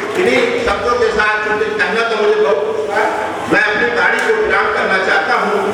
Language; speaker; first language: Hindi; native; Hindi